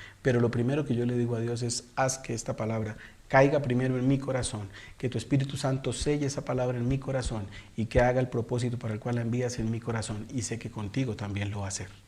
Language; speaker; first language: Spanish; native; Spanish